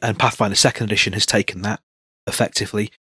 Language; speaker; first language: English; native; English